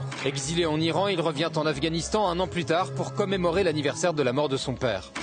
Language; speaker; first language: French; native; French